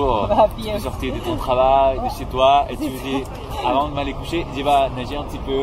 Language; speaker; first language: French; non-native, fluent; Spanish